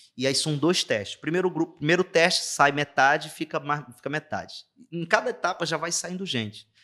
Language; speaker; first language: Portuguese; native; Portuguese